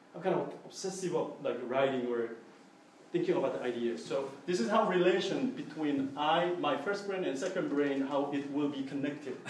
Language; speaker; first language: English; non-native, fluent; Korean